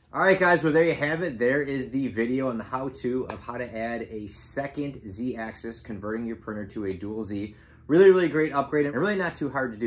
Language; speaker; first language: English; native; English